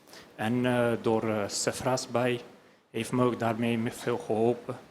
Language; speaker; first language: Dutch; early bilingual, other home language; Turkish